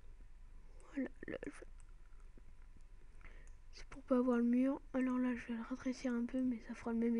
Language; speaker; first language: French; native; French